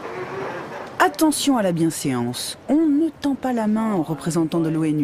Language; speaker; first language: French; native; French